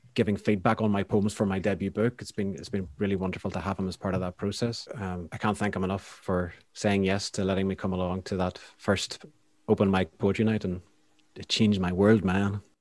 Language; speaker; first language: English; native; English